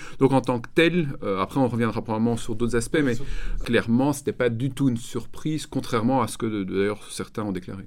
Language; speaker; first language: French; native; French